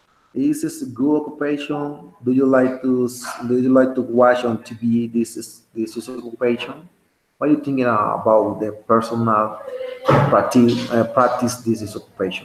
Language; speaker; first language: English; non-native, learner; Spanish